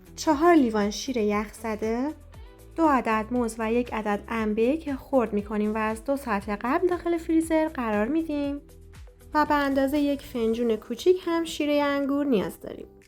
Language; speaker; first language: Persian; native; Persian